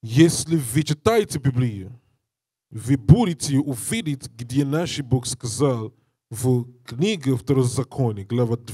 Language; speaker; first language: Russian; non-native, learner; English